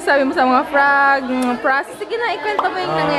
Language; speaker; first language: Filipino; non-native, local second language; Bikol